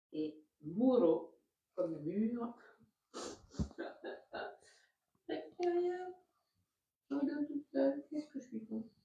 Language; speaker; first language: French; native; French